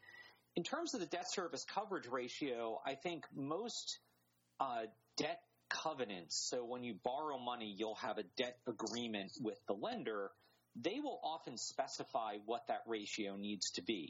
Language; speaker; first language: English; native; English